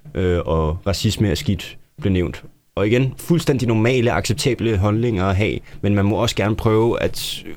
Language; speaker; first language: Danish; early bilingual, other home language; Icelandic